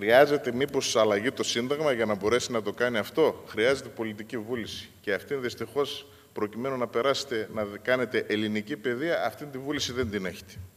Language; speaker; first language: Greek; native; Greek